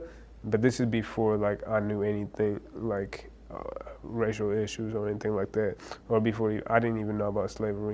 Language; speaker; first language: English; early bilingual, other home language; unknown